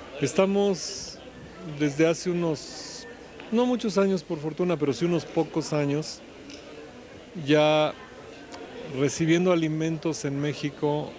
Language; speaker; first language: Spanish; native; Spanish